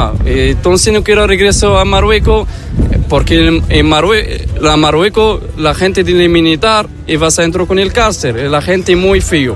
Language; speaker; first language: Spanish; non-native, learner; Arabic